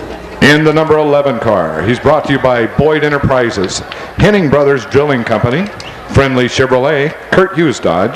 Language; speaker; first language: English; native; English